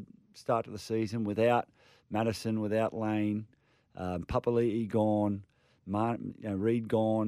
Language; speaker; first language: English; native; English